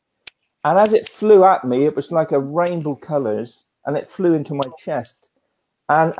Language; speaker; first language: English; native; English